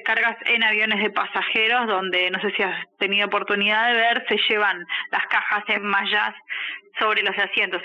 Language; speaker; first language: Spanish; native; Spanish